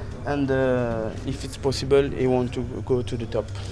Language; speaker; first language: English; non-native, learner; French